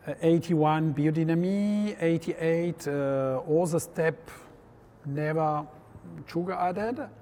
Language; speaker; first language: English; non-native, learner; French